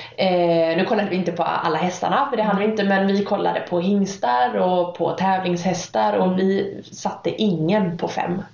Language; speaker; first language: Swedish; native; Swedish